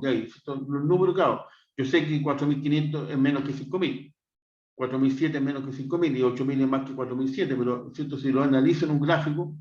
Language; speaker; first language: Spanish; native; Spanish